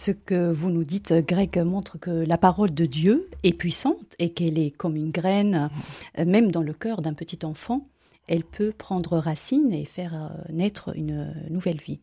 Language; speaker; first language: French; native; French